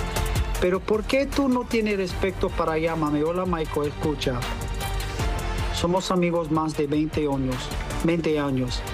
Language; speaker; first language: Spanish; non-native, learner; English